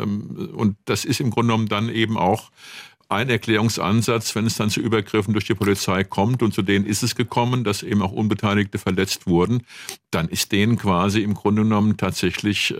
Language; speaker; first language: German; native; German